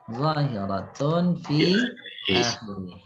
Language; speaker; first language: Arabic; non-native, fluent; Indonesian